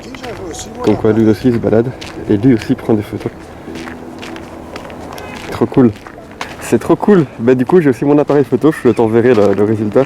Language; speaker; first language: French; native; French